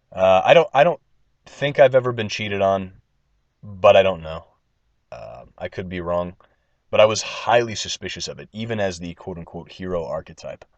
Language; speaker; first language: English; native; English